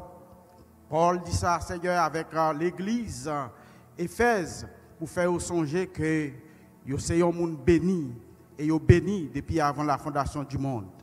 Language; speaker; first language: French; non-native, local second language; Haitian Creole